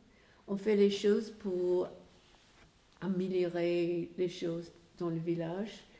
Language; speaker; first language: French; non-native, fluent; English